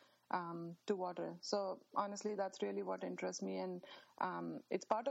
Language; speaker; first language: English; non-native, local second language; Marathi